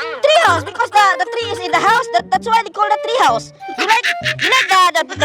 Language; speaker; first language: English; non-native, learner; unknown